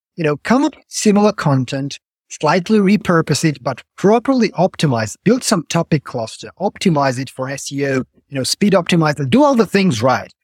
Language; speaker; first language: English; non-native, fluent; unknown